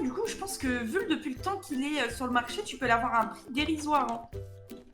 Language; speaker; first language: French; native; French